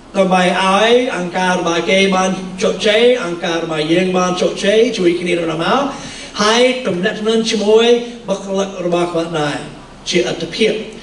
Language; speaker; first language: Khmer; native; Khmer